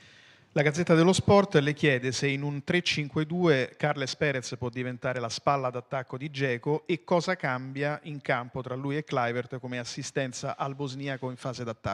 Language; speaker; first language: Italian; native; Italian